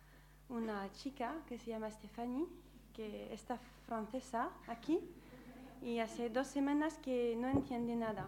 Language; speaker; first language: Spanish; non-native, learner; French